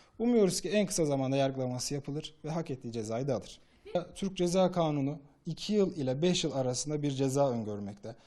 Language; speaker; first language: Turkish; native; Turkish